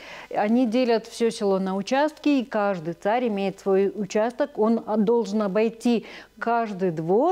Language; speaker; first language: Russian; non-native, local second language; Gagauz